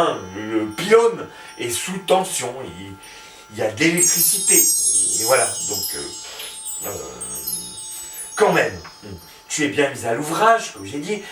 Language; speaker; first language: French; native; French